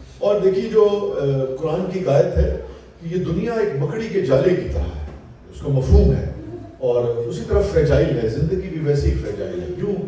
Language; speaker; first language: Urdu; non-native, local second language; Punjabi